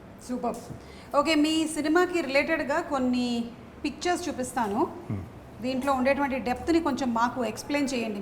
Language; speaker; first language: Telugu; native; Telugu